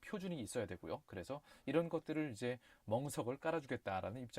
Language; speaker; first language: Korean; native; Korean